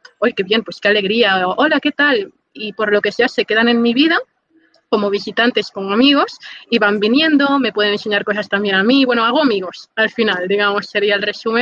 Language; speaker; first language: Spanish; native; Spanish